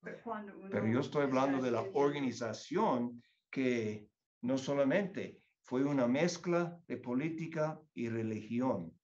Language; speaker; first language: Spanish; non-native, fluent; English